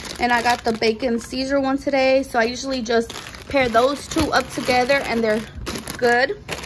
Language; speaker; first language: English; early bilingual, other home language; Spanish